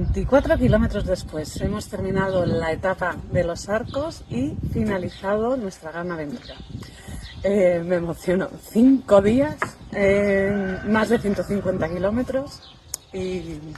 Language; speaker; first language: Spanish; native; Spanish